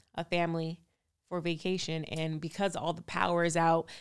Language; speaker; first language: English; native; English